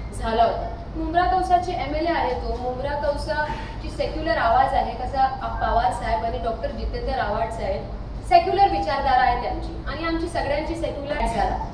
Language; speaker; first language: Marathi; non-native, local second language; Urdu